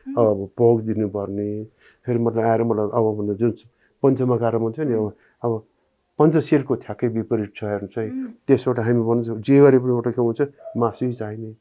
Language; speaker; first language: Nepali; non-native, local second language; Newari